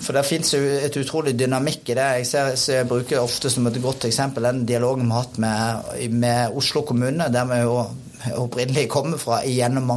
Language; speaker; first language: Norwegian; native; Norwegian